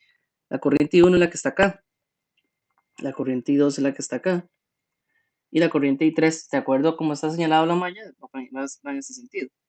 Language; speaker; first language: Spanish; native; Spanish